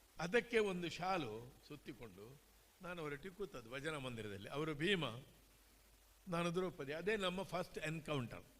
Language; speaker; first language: Kannada; native; Kannada